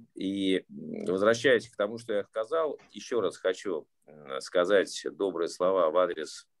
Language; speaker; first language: Russian; native; Russian